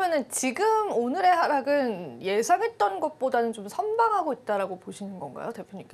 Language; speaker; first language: Korean; native; Korean